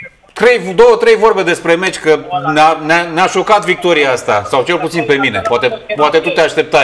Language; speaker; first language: Romanian; native; Romanian